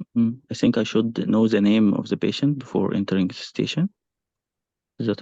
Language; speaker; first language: English; non-native, fluent; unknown